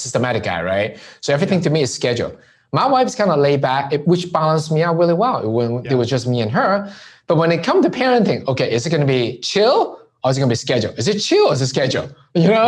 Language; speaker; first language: English; non-native, local second language; Cantonese